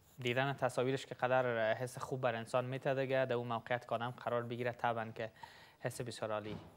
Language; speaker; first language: Persian; native; Persian